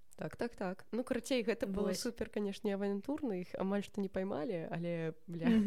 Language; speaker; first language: Belarusian; non-native, local second language; Russian